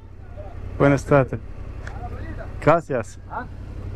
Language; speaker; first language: Spanish; non-native, learner; German